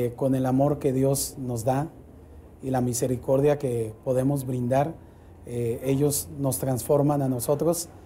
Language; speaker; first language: Spanish; native; Spanish